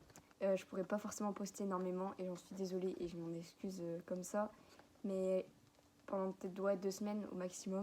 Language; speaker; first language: French; native; French